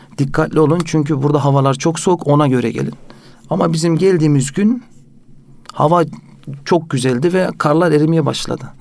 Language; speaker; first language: Turkish; early bilingual, heritage; Turkish